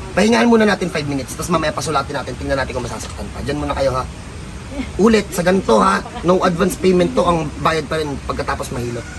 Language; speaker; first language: Filipino; native; Filipino